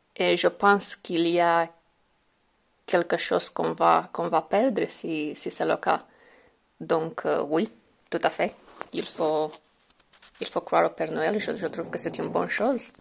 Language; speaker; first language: French; non-native, fluent; Romanian